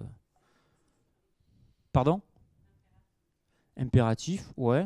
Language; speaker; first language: French; native; French